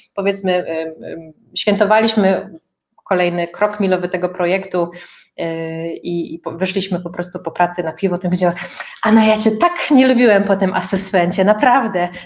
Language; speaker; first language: Polish; native; Polish